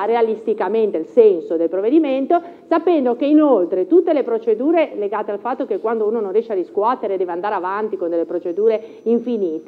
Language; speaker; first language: Italian; native; Italian